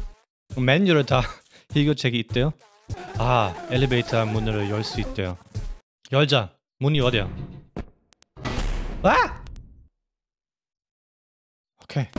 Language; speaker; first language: Korean; non-native, fluent; German